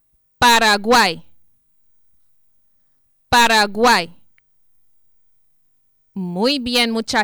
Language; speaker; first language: Spanish; non-native, fluent; English